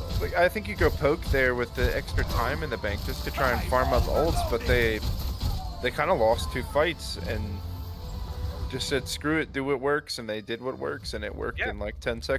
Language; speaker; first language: English; native; English